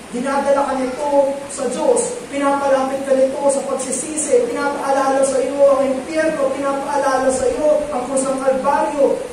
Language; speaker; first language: Filipino; native; Filipino